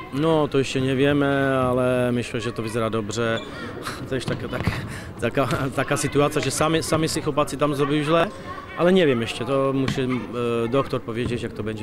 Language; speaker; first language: Polish; non-native, learner; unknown